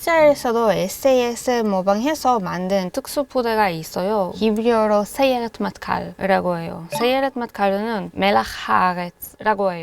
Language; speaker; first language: Korean; non-native, fluent; Hebrew